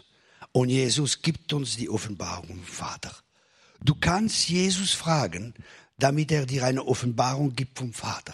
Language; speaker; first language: German; non-native, fluent; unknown